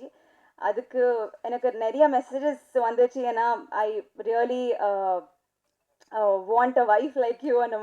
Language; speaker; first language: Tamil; non-native, learner; Telugu